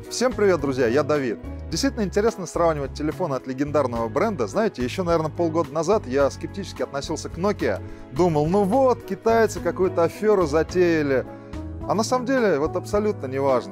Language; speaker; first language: Russian; native; Russian